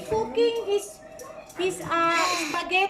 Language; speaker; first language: English; non-native, learner; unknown